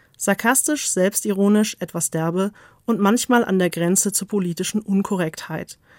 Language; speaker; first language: German; native; German